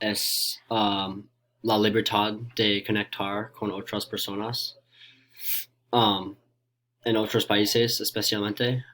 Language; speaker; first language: Spanish; non-native, learner; English